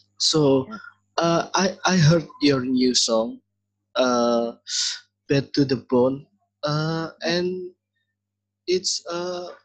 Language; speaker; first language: English; non-native, learner; Indonesian